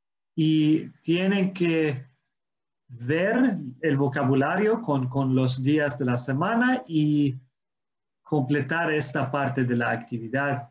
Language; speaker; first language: Spanish; non-native, fluent; English